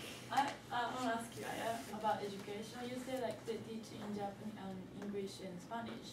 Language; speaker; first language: English; non-native, learner; Japanese